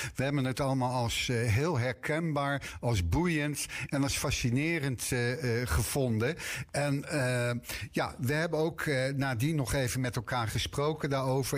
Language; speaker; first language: Dutch; native; Dutch